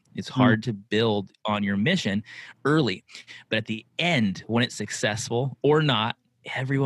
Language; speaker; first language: English; native; English